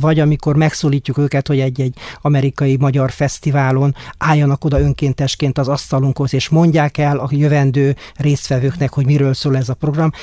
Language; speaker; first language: Hungarian; native; Hungarian